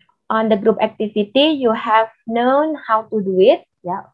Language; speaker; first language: English; non-native, fluent; Indonesian